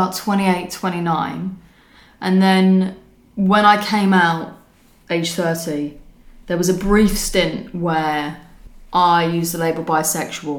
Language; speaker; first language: English; native; English